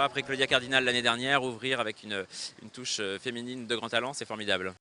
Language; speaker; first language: French; native; French